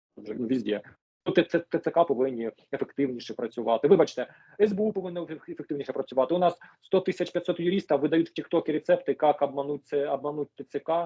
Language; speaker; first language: Ukrainian; native; Ukrainian